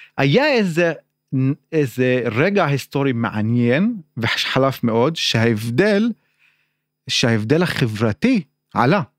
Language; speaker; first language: Hebrew; non-native, local second language; Arabic